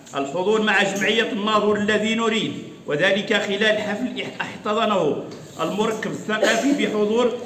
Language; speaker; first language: Arabic; non-native, local second language; Riffian